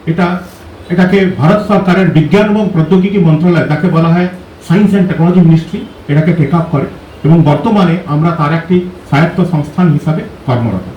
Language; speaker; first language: Bangla; early bilingual, heritage; Bangla